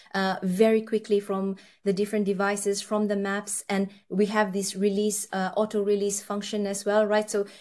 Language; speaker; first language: English; early bilingual, other home language; Nepali